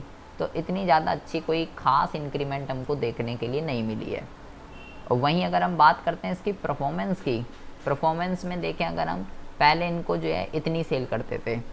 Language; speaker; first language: Hindi; native; Hindi